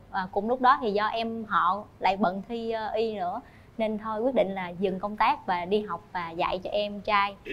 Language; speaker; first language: Vietnamese; native; Vietnamese